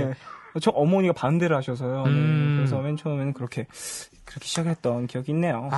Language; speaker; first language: Korean; native; Korean